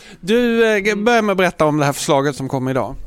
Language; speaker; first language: Swedish; native; Swedish